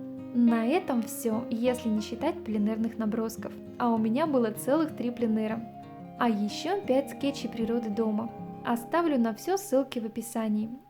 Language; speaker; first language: Russian; native; Russian